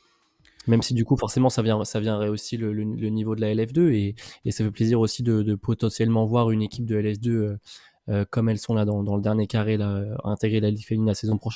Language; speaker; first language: French; native; French